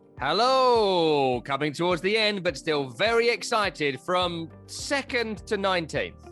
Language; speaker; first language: English; native; English